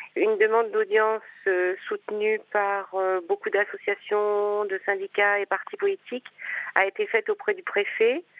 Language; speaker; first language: French; native; French